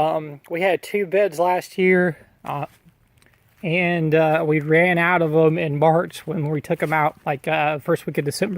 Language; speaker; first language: English; native; English